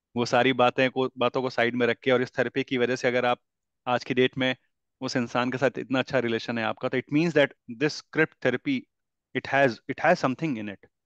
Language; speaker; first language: Hindi; native; Hindi